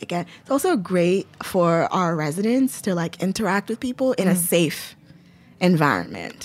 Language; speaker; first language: English; non-native, local second language; Yoruba